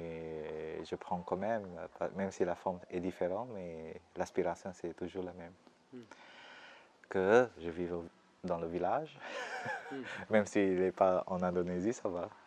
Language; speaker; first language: French; non-native, fluent; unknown